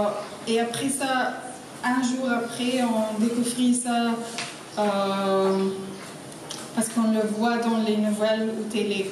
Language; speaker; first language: French; non-native, learner; Arabic